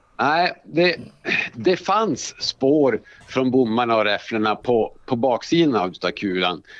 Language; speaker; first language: Swedish; native; Swedish